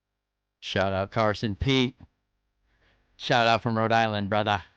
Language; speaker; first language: English; native; English